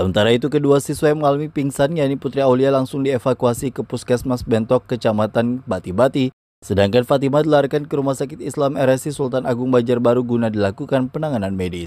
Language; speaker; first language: Indonesian; native; Indonesian